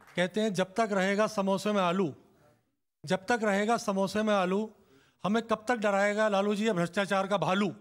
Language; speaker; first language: Hindi; native; Hindi